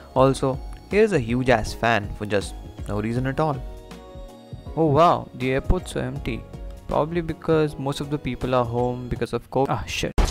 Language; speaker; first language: English; non-native, local second language; Hindi